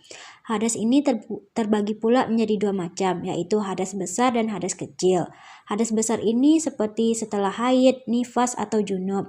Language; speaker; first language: Indonesian; native; Indonesian